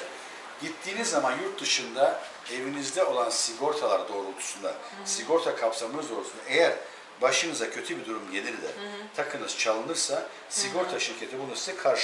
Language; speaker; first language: Turkish; native; Turkish